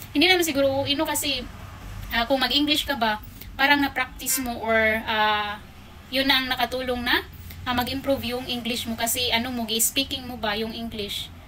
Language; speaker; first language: Filipino; non-native, local second language; Cebuano